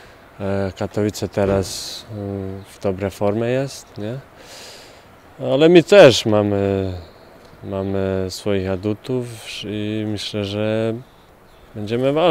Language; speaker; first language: Polish; non-native, fluent; Bosnian